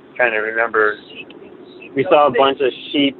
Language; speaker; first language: English; native; English